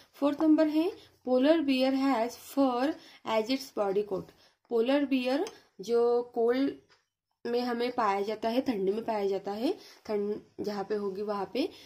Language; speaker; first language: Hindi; non-native, local second language; Marathi